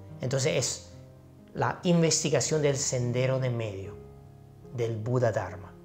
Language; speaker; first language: Spanish; non-native, fluent; Chinese